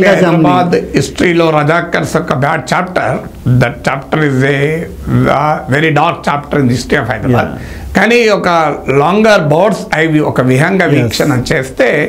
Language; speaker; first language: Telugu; native; Telugu